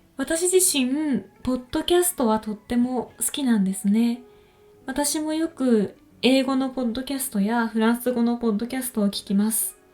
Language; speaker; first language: Japanese; native; Japanese